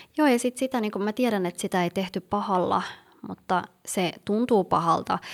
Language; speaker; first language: Finnish; early bilingual, other home language; Somali